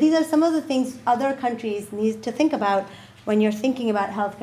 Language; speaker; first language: English; non-native, local second language; Urdu